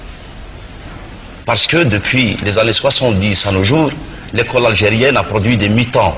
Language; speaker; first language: French; non-native, local second language; Kabyle